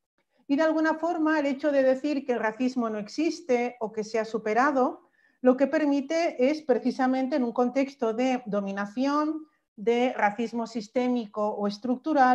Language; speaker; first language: Spanish; native; Spanish